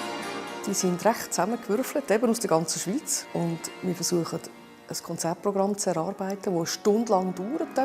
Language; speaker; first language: German; native; German